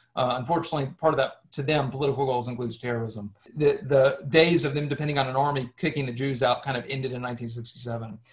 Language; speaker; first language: English; native; English